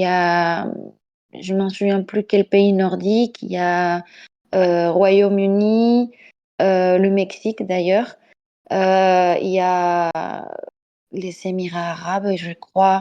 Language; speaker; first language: French; non-native, fluent; Spanish